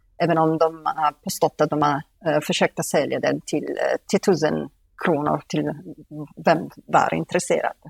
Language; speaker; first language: Swedish; non-native, fluent; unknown